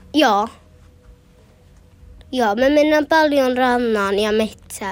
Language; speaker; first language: Finnish; early bilingual, heritage; Finnish